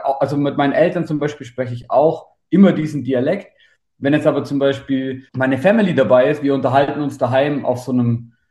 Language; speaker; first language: German; native; German